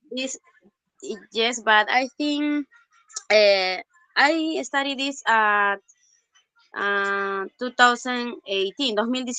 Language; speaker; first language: English; non-native, learner; Spanish